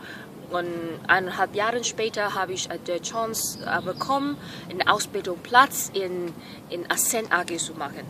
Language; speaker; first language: German; non-native, fluent; Burmese